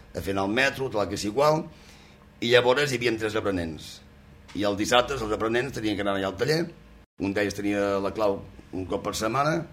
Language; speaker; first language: Catalan; native; Catalan